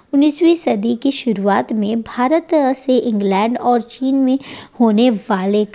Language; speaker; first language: Hindi; native; Hindi